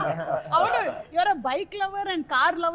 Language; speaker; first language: Telugu; native; Telugu